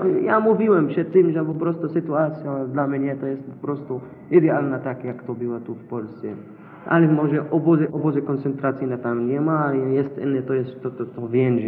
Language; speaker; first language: Polish; non-native, learner; Arabic